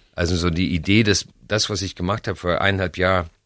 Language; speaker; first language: German; non-native, fluent; English